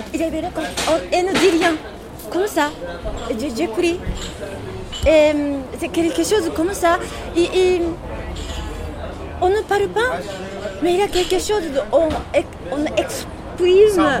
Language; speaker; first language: French; non-native, learner; Japanese